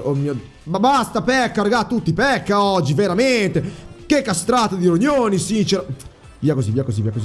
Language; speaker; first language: Italian; native; Italian